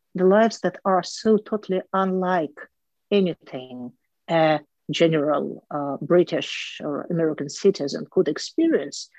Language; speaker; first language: English; non-native, fluent; Russian